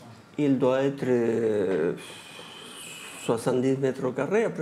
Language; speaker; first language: French; non-native, fluent; Spanish